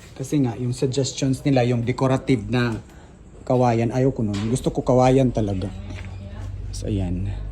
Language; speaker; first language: Filipino; non-native, local second language; Cebuano